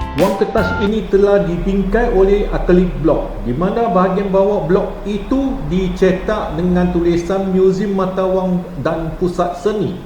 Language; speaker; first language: Malay; non-native, local second language; Chinese